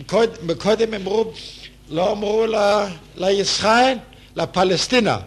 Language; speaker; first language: Hebrew; non-native, fluent; Yiddish